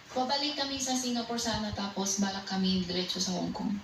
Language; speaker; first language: Filipino; non-native, learner; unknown